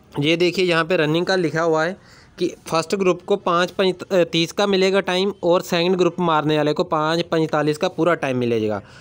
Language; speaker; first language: Hindi; non-native, local second language; Punjabi